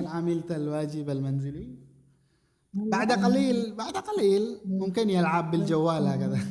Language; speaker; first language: Arabic; non-native, fluent; Indonesian